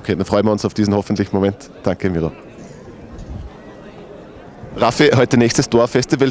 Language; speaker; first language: German; native; German